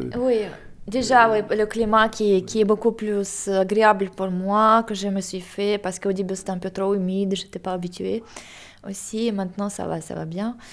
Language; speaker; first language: French; non-native, fluent; Russian